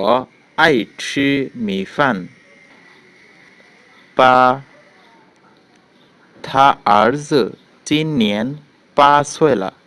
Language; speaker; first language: Chinese; non-native, fluent; Bangla